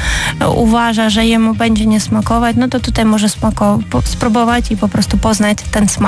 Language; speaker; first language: Polish; non-native, fluent; Ukrainian